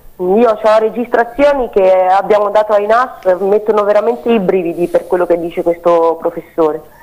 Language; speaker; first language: Italian; native; Italian